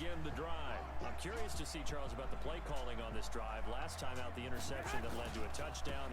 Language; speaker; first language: English; native; English